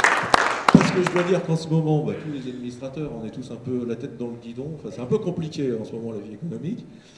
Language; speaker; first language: French; native; French